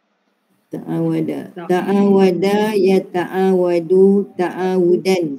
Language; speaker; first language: Arabic; non-native, learner; Malay